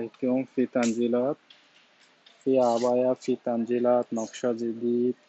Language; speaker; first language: Arabic; non-native, learner; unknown